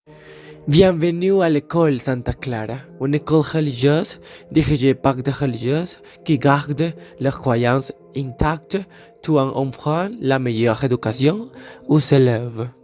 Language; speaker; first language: French; non-native, learner; Spanish